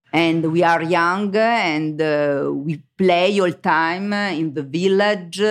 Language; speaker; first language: English; non-native, learner; Italian